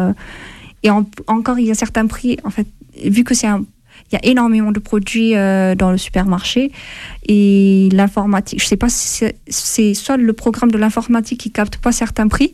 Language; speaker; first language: French; non-native, fluent; Amharic